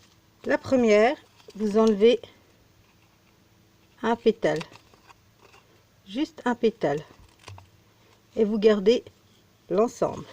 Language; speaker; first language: French; native; French